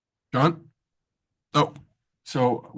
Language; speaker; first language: English; native; English